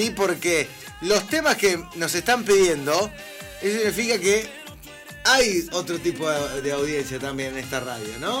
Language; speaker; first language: Spanish; native; Spanish